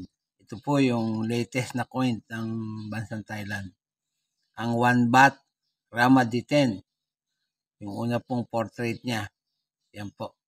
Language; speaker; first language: Filipino; native; Filipino